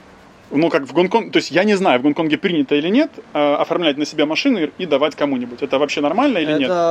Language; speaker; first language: Russian; native; Russian